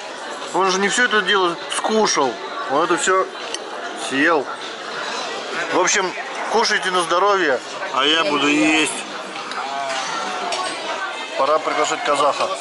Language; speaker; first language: Russian; native; Russian